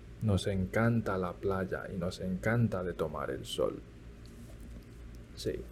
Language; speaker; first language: Spanish; early bilingual, other home language; Chinese